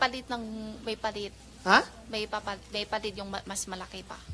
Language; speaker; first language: Filipino; non-native, learner; Chinese